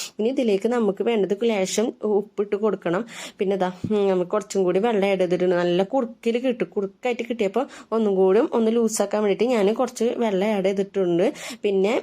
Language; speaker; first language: Malayalam; native; Malayalam